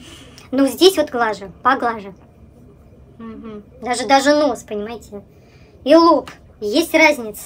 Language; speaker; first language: Russian; native; Russian